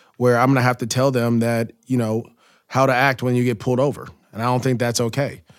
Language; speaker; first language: English; native; English